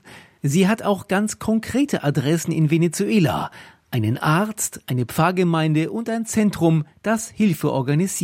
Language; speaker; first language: German; native; German